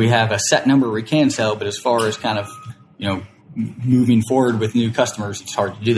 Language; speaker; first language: English; native; English